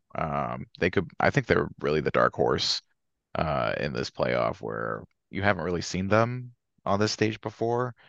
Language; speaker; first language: English; native; English